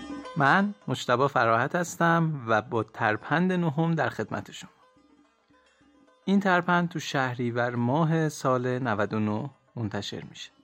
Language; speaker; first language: Persian; native; Persian